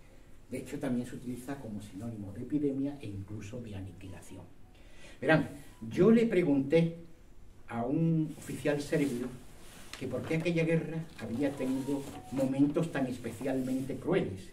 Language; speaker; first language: Spanish; native; Spanish